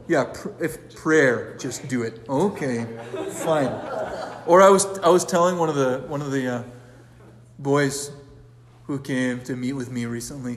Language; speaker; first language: English; native; English